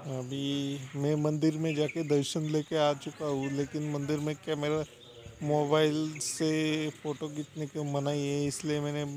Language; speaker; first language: Hindi; non-native, local second language; Marathi